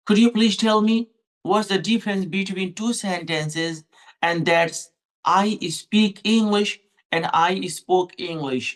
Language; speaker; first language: English; non-native, local second language; Hindi